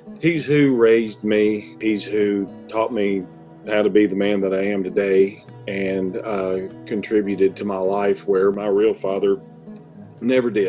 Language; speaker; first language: English; native; English